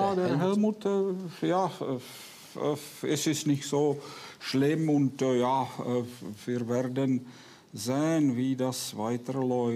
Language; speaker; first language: German; non-native, fluent; Czech